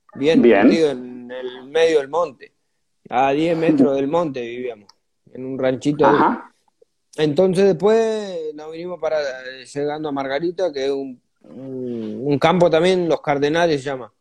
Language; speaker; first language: Spanish; native; Spanish